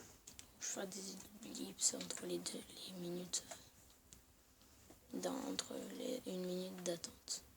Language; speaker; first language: French; native; French